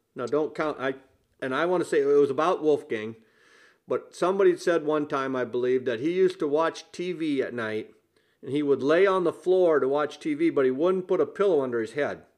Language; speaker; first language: English; native; English